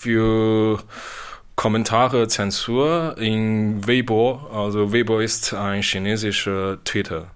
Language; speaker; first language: German; non-native, learner; Chinese